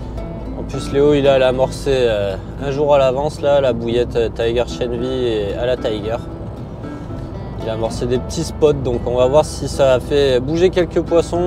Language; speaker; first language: French; native; French